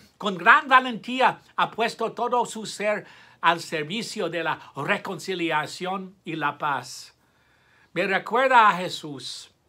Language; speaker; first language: Spanish; non-native, fluent; English